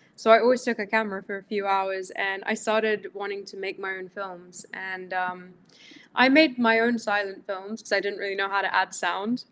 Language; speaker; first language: English; early bilingual, other home language; Greek